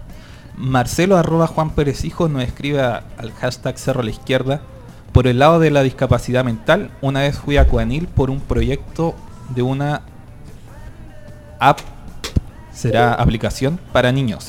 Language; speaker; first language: Spanish; native; Spanish